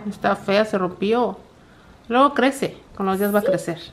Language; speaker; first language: Spanish; native; Spanish